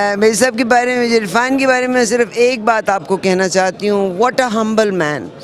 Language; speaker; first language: Urdu; native; Urdu